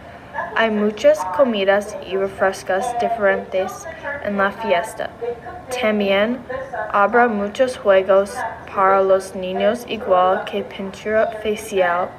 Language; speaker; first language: Spanish; non-native, learner; English